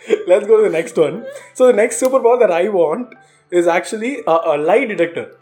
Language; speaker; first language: English; non-native, local second language; Tamil